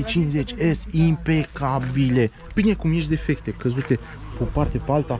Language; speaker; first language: Romanian; native; Romanian